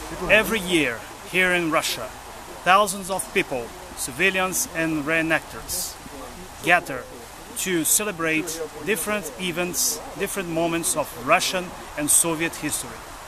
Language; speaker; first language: English; non-native, fluent; Portuguese